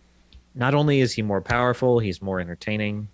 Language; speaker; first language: English; native; English